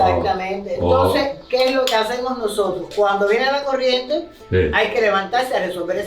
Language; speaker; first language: Spanish; native; Spanish